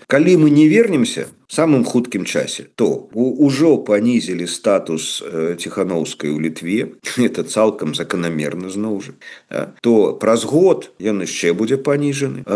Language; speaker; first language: Belarusian; non-native, local second language; Russian